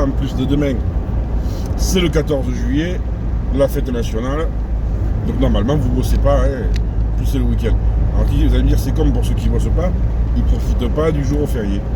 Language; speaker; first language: French; native; French